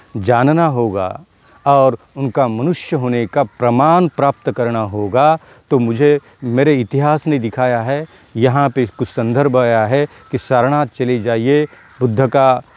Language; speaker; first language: Hindi; non-native, local second language; Marathi